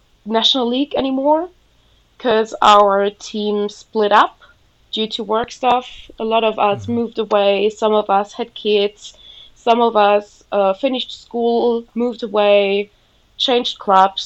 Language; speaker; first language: English; non-native, fluent; German